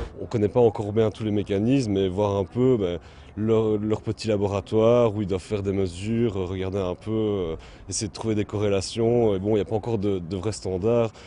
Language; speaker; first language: French; native; French